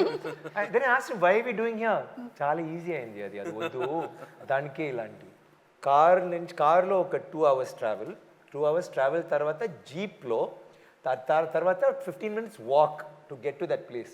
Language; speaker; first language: Telugu; non-native, local second language; Tamil